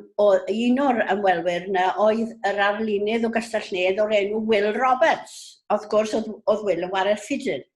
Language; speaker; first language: Welsh; native; Welsh